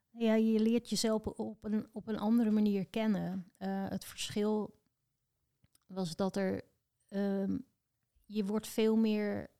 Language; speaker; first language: Dutch; native; Dutch